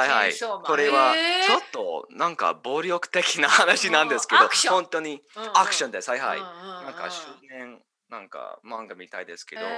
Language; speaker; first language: Japanese; non-native, fluent; English